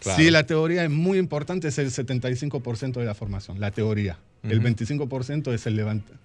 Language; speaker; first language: Spanish; early bilingual, heritage; Spanish